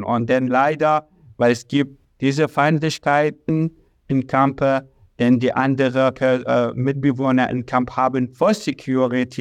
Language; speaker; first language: German; non-native, learner; Arabic